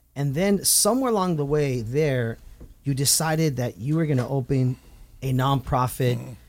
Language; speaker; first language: English; native; English